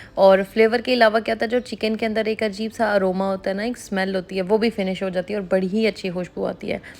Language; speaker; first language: Urdu; native; Urdu